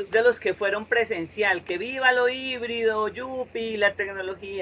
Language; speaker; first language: Spanish; native; Spanish